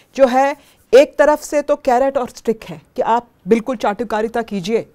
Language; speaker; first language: Hindi; native; Hindi